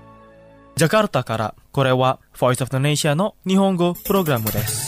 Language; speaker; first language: Japanese; non-native, fluent; Indonesian